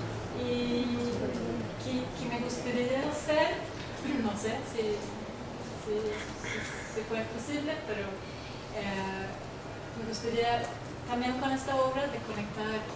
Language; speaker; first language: Spanish; non-native, learner; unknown